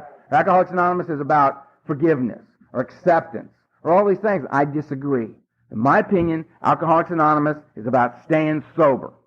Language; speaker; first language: English; native; English